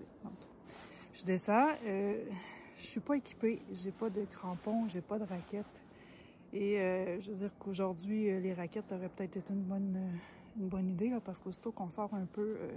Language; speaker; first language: French; native; French